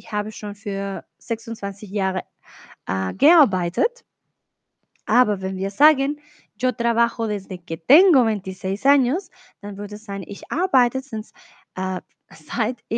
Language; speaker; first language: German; non-native, learner; Spanish